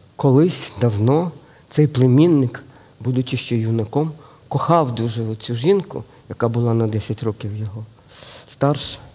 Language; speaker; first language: Ukrainian; non-native, local second language; Russian